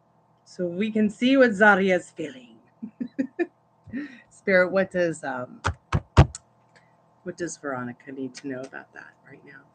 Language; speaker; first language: English; native; English